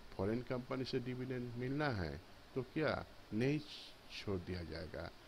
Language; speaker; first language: Hindi; non-native, local second language; Bangla